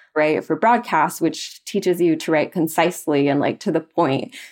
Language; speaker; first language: English; early bilingual, other home language; Spanish